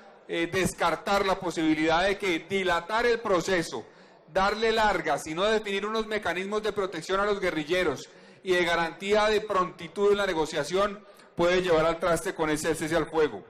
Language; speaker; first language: Spanish; native; Spanish